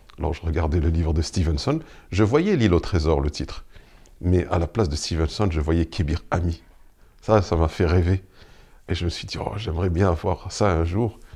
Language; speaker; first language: French; non-native, local second language; Arabic